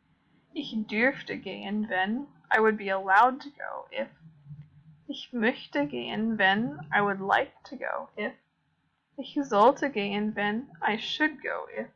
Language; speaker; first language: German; non-native, fluent; English